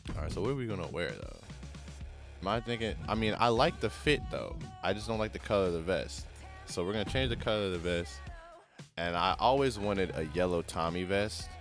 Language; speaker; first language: English; native; English